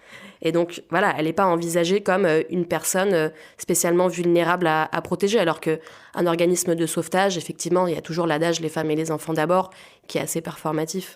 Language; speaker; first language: French; native; French